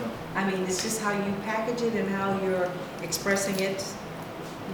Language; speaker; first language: English; native; English